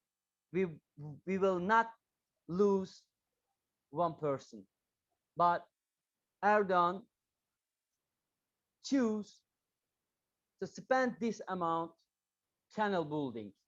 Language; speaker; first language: English; non-native, learner; Turkish